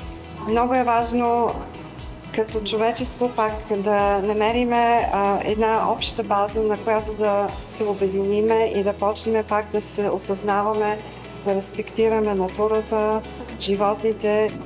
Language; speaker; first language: Bulgarian; early bilingual, heritage; Bulgarian